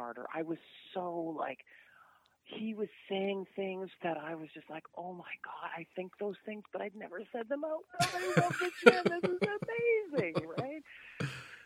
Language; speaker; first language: English; native; English